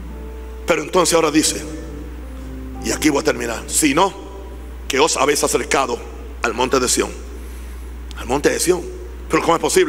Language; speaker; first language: Spanish; native; Spanish